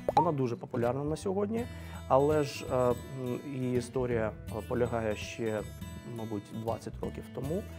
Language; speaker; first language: Ukrainian; non-native, local second language; Russian